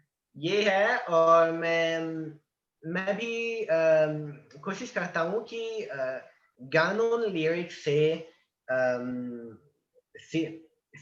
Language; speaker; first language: Hindi; non-native, learner; Italian